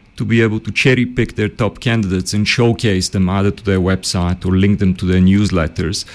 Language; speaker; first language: English; early bilingual, other home language; Bulgarian